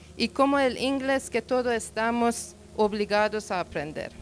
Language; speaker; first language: Spanish; non-native, learner; Persian